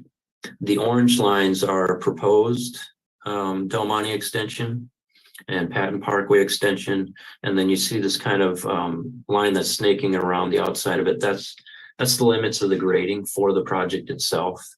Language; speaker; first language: English; native; English